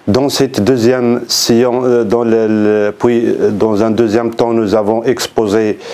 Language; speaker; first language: French; non-native, local second language; Arabic